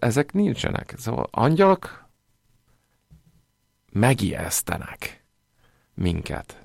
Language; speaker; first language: Hungarian; non-native, fluent; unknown